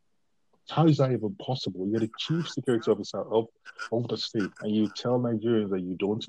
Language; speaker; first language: English; non-native, local second language; Yoruba